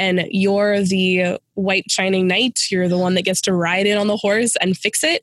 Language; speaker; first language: English; native; English